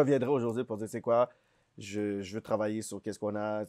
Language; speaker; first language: French; native; French